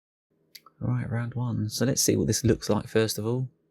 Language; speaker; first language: English; native; English